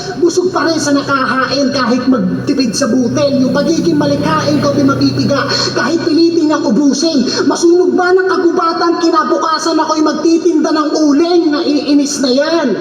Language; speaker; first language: Filipino; non-native, local second language; Cebuano